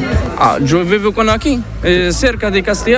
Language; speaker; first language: Spanish; non-native, learner; Arabic